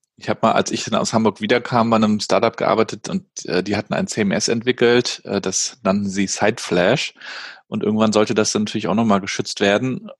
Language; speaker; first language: German; native; German